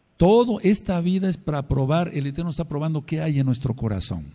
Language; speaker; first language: Spanish; native; Spanish